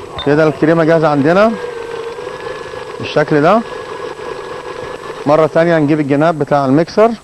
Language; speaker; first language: Arabic; native; Arabic